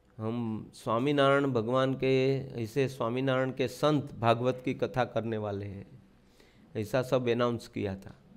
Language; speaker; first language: Hindi; non-native, local second language; Gujarati